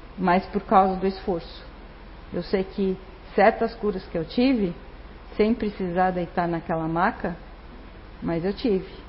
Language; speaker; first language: Portuguese; non-native, fluent; Spanish